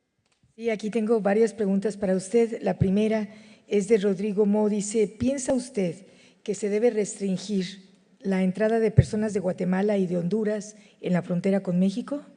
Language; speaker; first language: Spanish; native; Spanish